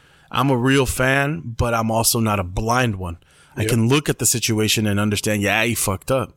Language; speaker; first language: English; early bilingual, other home language; Spanish